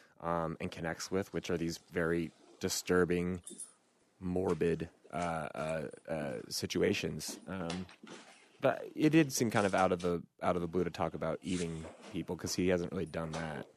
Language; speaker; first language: English; native; English